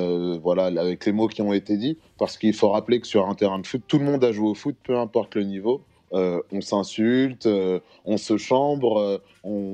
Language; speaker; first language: French; native; French